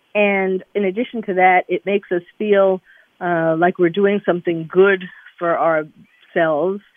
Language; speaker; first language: English; native; English